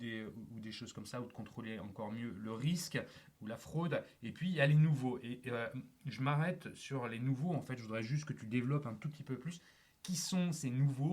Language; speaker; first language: French; native; French